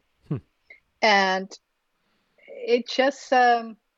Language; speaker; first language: English; non-native, fluent; Russian